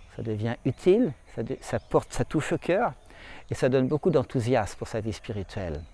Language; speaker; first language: French; native; French